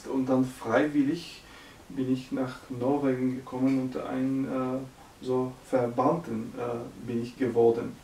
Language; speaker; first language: German; non-native, learner; Bulgarian